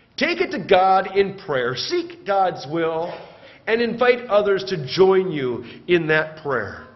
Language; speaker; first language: English; native; English